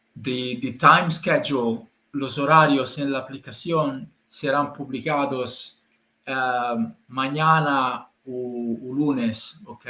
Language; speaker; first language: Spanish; non-native, learner; Italian